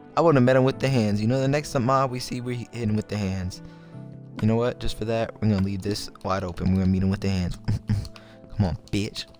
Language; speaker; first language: English; native; English